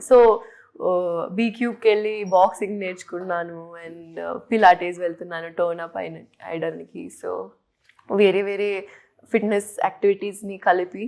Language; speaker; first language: Telugu; non-native, local second language; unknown